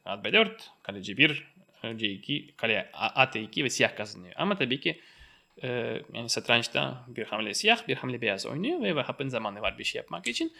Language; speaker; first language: Turkish; non-native, fluent; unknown